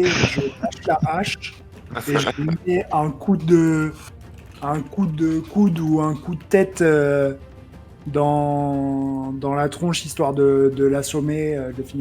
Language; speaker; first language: French; native; French